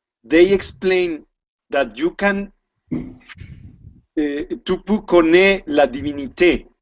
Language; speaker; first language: French; non-native, learner; Spanish